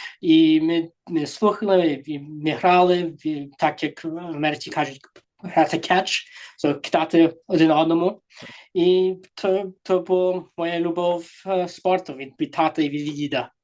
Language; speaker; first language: Ukrainian; early bilingual, heritage; English